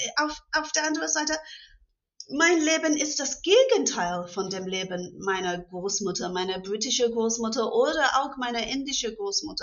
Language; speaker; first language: German; non-native, fluent; English